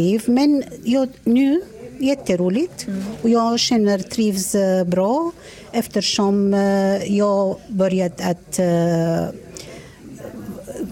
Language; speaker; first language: Swedish; non-native, learner; Arabic